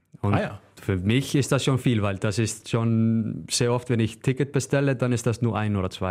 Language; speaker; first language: German; non-native, learner; Icelandic